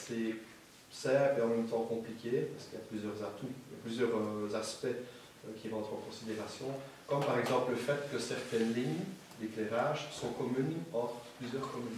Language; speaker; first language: French; native; French